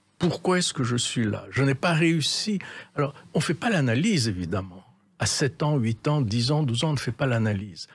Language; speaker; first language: French; native; French